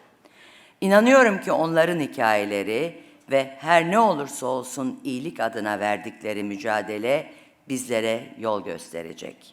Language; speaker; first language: Turkish; native; Turkish